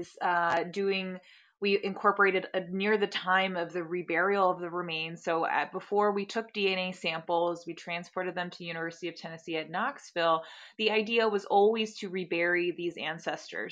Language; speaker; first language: English; native; English